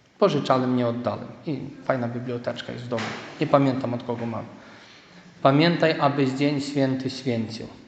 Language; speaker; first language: Polish; native; Polish